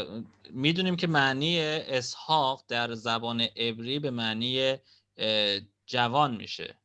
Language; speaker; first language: Persian; native; Persian